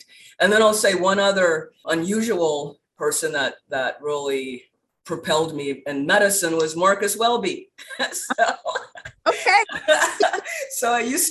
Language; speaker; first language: English; native; English